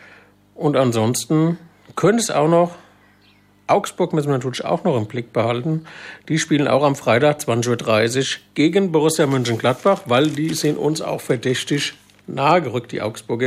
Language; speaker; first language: German; native; German